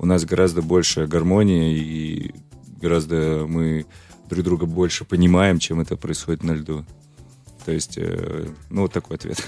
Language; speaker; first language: Russian; native; Russian